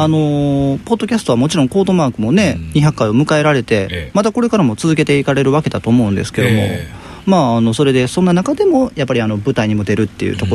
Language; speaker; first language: Japanese; native; Japanese